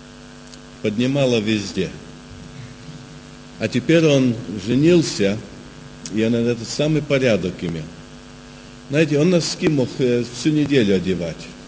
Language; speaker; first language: Russian; early bilingual, heritage; Russian